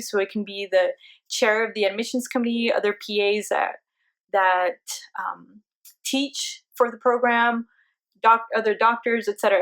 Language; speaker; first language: English; early bilingual, other home language; Spanish